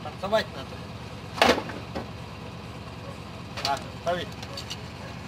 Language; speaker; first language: Russian; non-native, learner; Czech